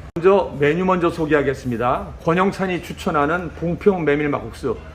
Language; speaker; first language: Korean; native; Korean